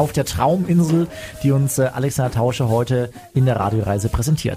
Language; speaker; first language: German; native; German